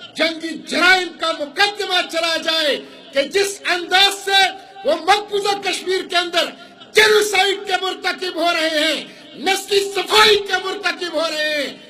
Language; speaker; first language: Urdu; non-native, local second language; Pashto